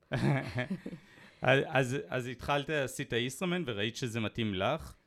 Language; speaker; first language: Hebrew; native; Hebrew